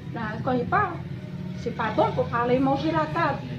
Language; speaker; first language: French; non-native, local second language; Javanese